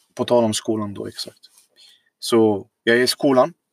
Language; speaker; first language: Swedish; non-native, fluent; Arabic